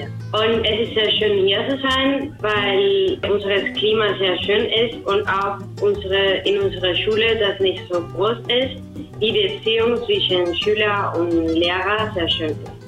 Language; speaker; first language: German; non-native, fluent; Spanish